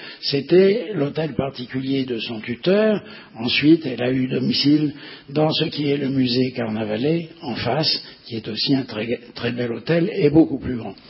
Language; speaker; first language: French; native; French